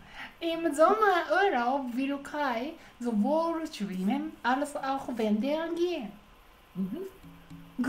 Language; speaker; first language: German; non-native, learner; Japanese